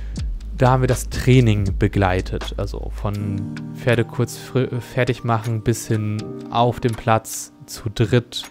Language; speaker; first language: German; native; German